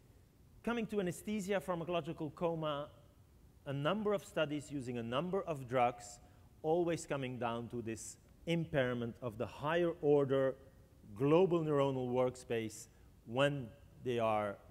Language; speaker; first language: English; non-native, fluent; French